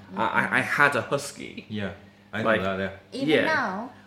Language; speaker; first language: English; non-native, fluent; Arabic